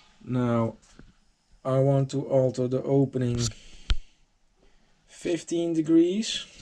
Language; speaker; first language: English; non-native, fluent; Dutch